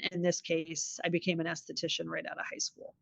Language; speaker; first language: English; native; English